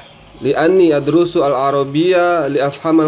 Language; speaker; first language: Arabic; non-native, learner; Indonesian